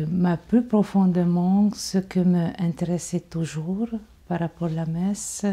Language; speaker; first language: French; non-native, fluent; Hungarian